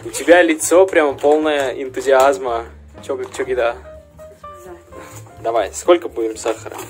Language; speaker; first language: Russian; native; Russian